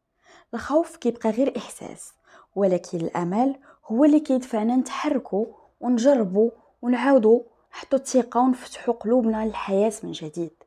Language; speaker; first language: Arabic; native; Arabic